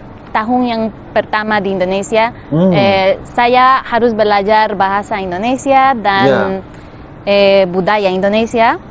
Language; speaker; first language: Indonesian; non-native, learner; Spanish